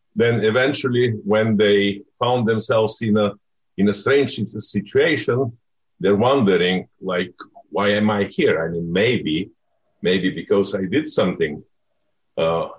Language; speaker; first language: English; non-native, fluent; Bulgarian